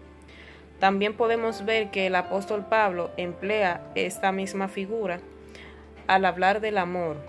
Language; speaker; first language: Spanish; native; Spanish